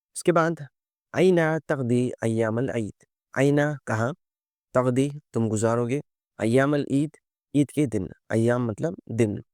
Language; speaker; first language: Urdu; native; Urdu